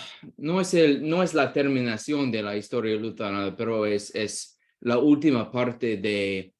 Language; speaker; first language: Spanish; non-native, fluent; English